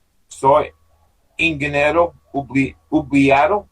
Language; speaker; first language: Spanish; non-native, learner; English